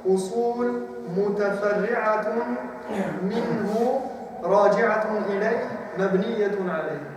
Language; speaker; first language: Arabic; non-native, fluent; French